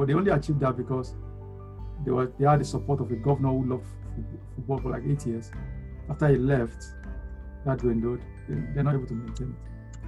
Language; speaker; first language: English; non-native, local second language; Yoruba